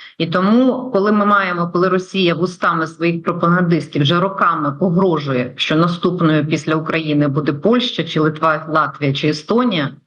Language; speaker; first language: Ukrainian; native; Ukrainian